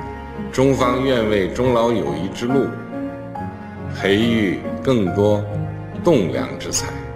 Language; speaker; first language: Chinese; native; Chinese